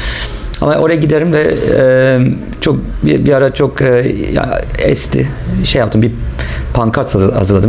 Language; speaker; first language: Turkish; non-native, local second language; English